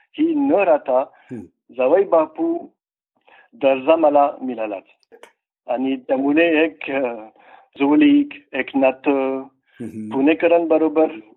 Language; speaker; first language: Marathi; non-native, fluent; French